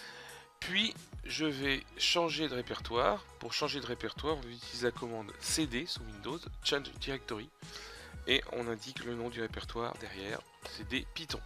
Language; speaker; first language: French; native; French